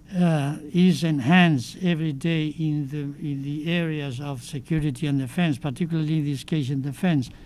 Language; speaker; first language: English; non-native, fluent; Spanish